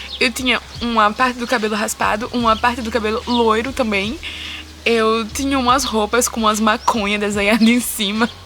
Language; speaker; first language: Portuguese; early bilingual, heritage; Portuguese